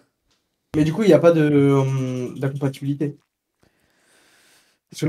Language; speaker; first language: French; native; French